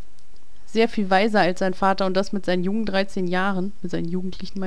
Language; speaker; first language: German; native; German